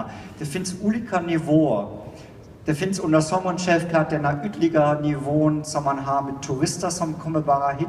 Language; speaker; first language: Swedish; non-native, fluent; German